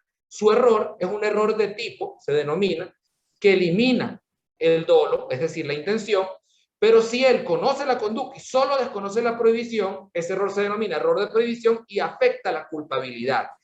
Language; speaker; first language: Spanish; native; Spanish